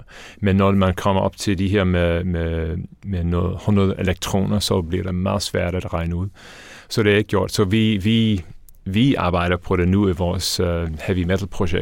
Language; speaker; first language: Danish; non-native, fluent; English